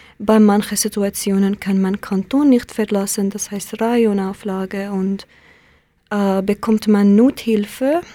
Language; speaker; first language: German; non-native, learner; Kurdish